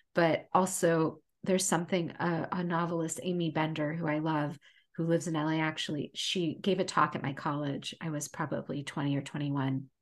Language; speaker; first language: English; native; English